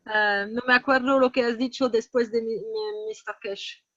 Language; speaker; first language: Spanish; non-native, learner; French